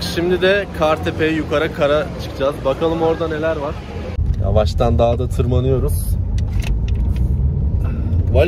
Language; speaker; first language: Turkish; native; Turkish